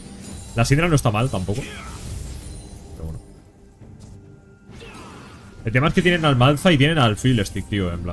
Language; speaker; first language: Spanish; native; Spanish